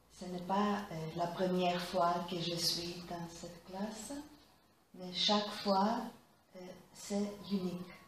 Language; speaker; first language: French; non-native, fluent; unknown